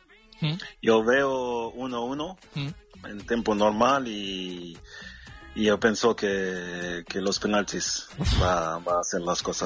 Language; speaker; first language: Spanish; non-native, fluent; French